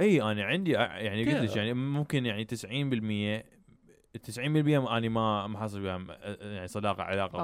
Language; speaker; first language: Arabic; early bilingual, heritage; Arabic